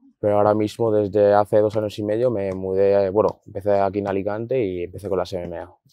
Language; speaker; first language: Spanish; early bilingual, other home language; Arabic